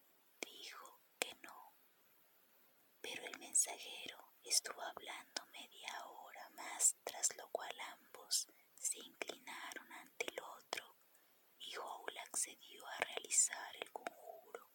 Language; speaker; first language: Spanish; native; Spanish